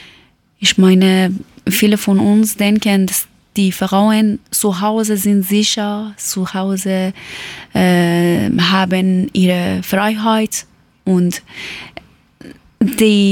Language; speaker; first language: German; non-native, learner; Persian